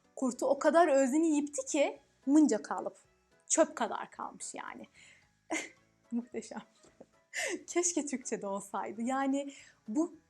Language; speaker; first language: Turkish; early bilingual, heritage; Arabic